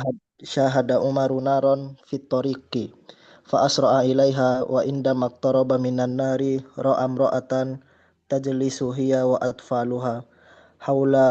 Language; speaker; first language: Arabic; non-native, learner; Indonesian